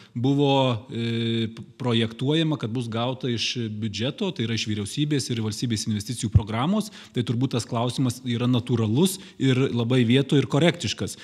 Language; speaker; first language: Lithuanian; native; Lithuanian